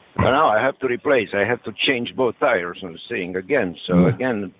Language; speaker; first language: English; non-native, learner; French